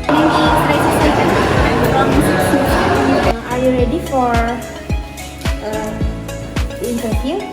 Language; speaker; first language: English; non-native, learner; Indonesian